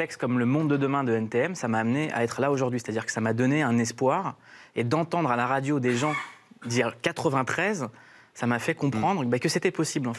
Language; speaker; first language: French; native; French